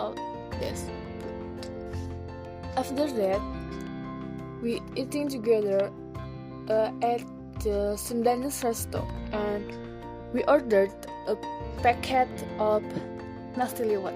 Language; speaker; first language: English; non-native, learner; Indonesian